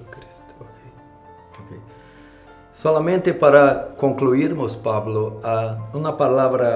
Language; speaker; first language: Spanish; non-native, learner; Portuguese